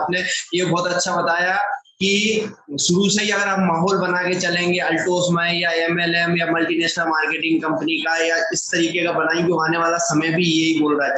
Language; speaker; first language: Hindi; native; Hindi